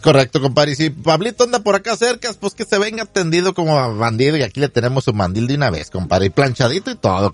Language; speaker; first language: Spanish; native; Spanish